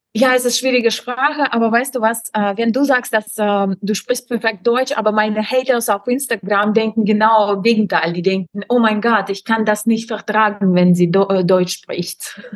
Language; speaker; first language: German; non-native, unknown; Russian